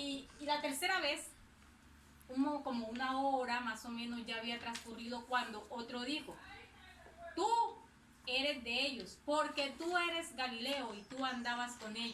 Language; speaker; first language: Spanish; native; Spanish